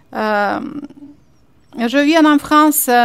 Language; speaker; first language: French; non-native, fluent; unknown